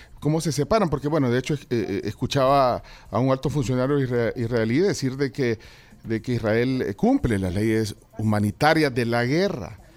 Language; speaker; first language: Spanish; native; Spanish